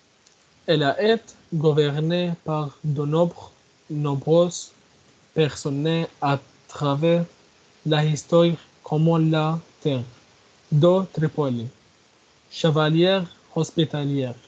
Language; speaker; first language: French; non-native, learner; Arabic